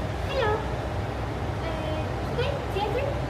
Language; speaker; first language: English; non-native, learner; Turkish